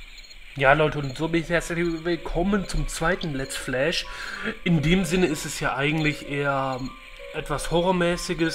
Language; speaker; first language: German; native; German